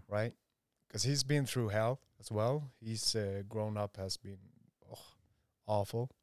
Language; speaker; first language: English; non-native, fluent; Swedish